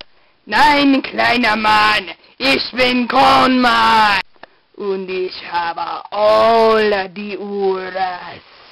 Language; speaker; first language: German; non-native, learner; English